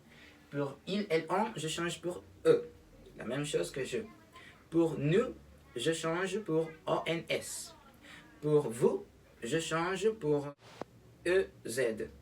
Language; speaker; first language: French; non-native, fluent; Spanish